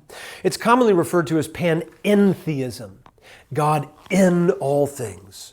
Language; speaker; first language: English; native; English